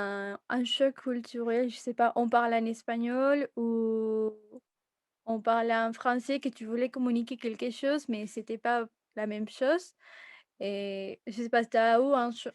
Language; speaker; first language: French; non-native, fluent; Spanish